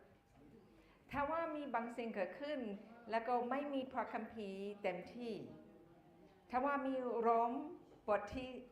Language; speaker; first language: Thai; non-native, fluent; English